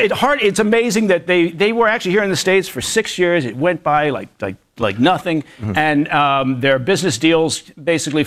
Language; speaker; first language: English; native; English